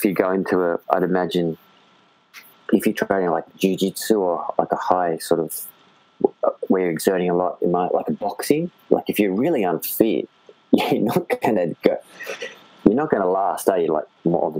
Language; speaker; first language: English; native; English